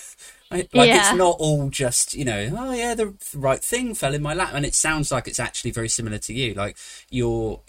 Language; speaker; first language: English; native; English